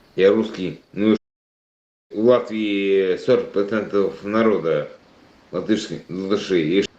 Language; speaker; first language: Russian; native; Russian